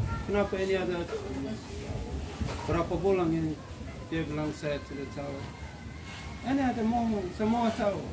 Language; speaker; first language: Indonesian; non-native, learner; Persian